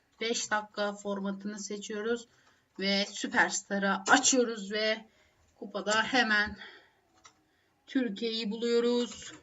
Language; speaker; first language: Turkish; native; Turkish